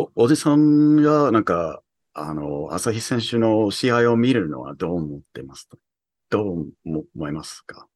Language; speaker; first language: Japanese; early bilingual, heritage; English